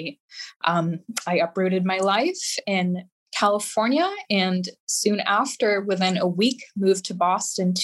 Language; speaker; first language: English; native; English